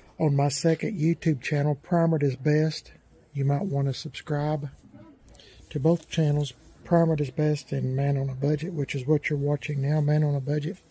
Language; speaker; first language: English; native; English